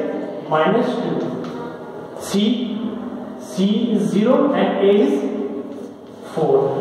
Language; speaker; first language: Hindi; native; Hindi